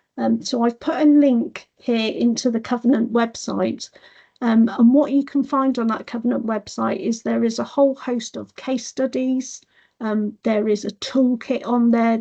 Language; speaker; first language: English; native; English